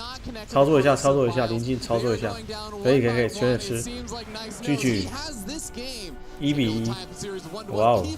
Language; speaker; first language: Chinese; native; Chinese